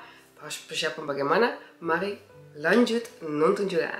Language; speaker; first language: Indonesian; early bilingual, heritage; Indonesian